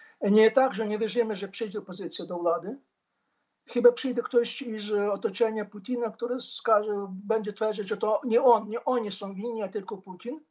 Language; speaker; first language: Polish; non-native, fluent; Ukrainian